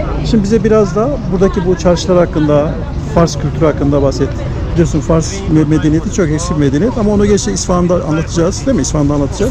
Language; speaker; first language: Turkish; native; Turkish